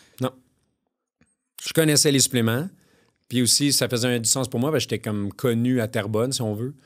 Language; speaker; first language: French; native; French